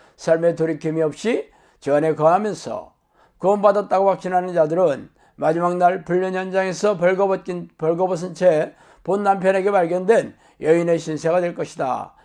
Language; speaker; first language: Korean; native; Korean